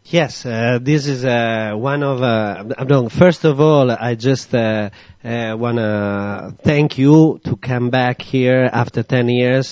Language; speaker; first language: English; non-native, fluent; Italian